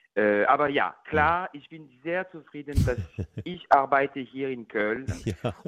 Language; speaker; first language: German; non-native, learner; French